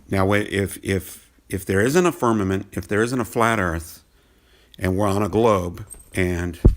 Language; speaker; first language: English; native; English